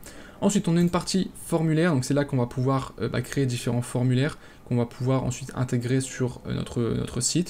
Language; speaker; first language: French; native; French